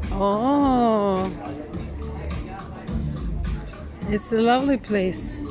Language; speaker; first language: English; non-native, learner; Turkish